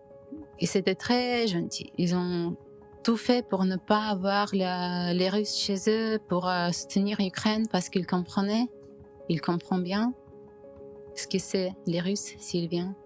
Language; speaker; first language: French; non-native, fluent; Ukrainian